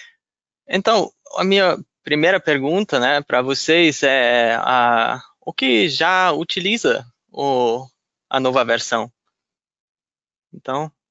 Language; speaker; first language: Portuguese; non-native, fluent; German